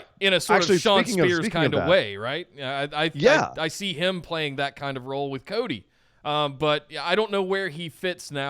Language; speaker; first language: English; native; English